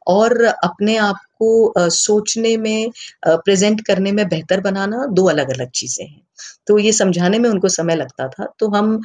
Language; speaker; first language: Hindi; native; Hindi